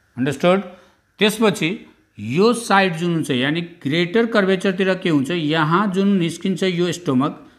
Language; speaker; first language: Nepali; non-native, local second language; Bhojpuri